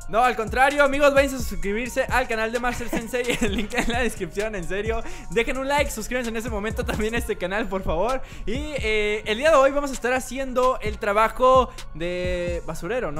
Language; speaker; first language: Spanish; native; Spanish